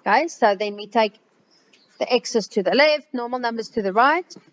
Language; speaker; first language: English; non-native, local second language; Afrikaans